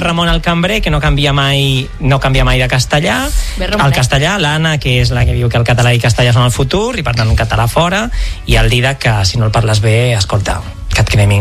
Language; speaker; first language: Catalan; native; Catalan